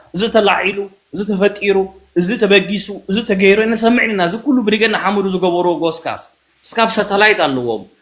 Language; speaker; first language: Tigrinya; early bilingual, heritage; Tigrinya